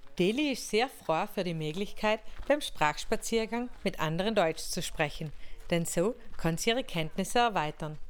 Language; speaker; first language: German; native; German